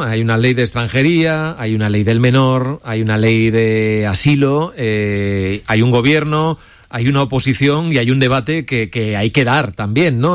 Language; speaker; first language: Spanish; native; Spanish